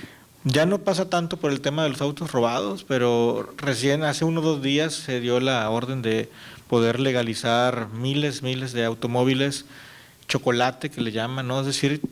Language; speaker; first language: Spanish; native; Spanish